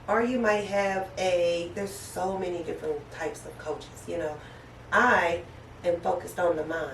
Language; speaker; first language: English; native; English